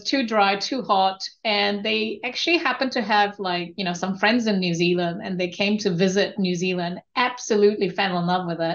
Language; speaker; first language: English; non-native, local second language; Korean